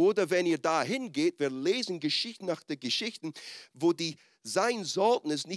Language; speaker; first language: German; non-native, fluent; English